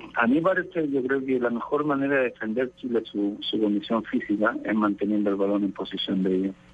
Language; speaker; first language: Spanish; native; Spanish